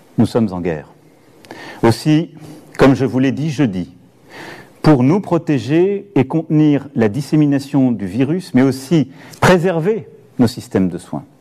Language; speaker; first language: French; native; French